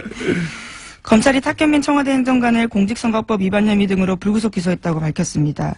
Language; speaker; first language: Korean; native; Korean